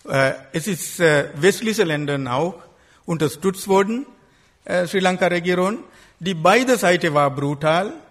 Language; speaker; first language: German; non-native, fluent; Sinhala